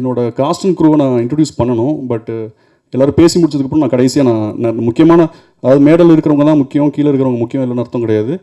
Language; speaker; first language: Tamil; native; Tamil